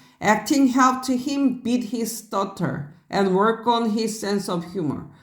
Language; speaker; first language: English; non-native, fluent; Korean